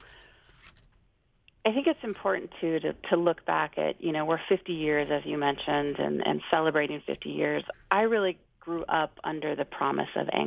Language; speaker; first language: English; native; English